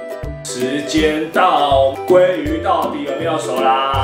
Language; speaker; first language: Chinese; native; Chinese